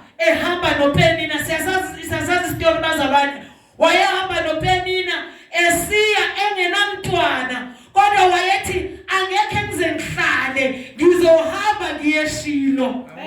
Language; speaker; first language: Zulu; non-native, local second language; Xhosa